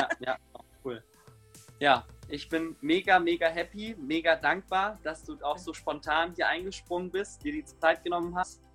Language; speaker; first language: German; native; German